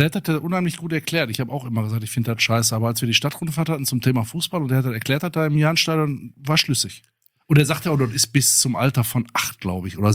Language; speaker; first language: German; native; German